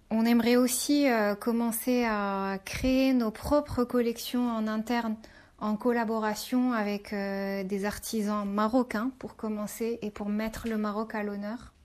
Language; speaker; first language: French; non-native, local second language; Arabic